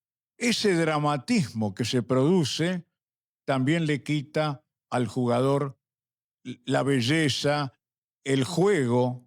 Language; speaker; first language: Spanish; native; Spanish